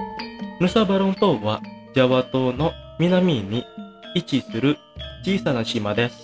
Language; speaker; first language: Japanese; non-native, fluent; Indonesian